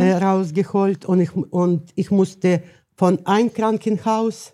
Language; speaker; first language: German; non-native, learner; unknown